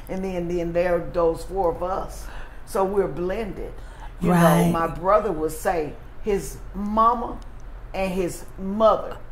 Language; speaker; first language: English; native; English